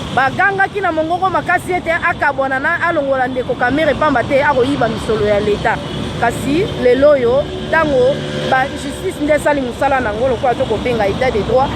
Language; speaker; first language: Lingala; native; Lingala